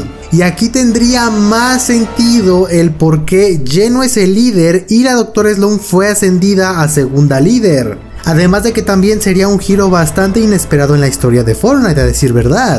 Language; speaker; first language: Spanish; native; Spanish